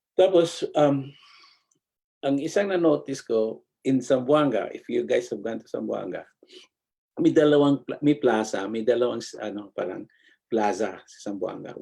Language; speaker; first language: Filipino; non-native, local second language; Cebuano